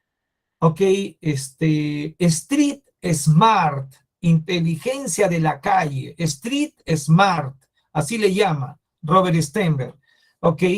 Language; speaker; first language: Spanish; native; Spanish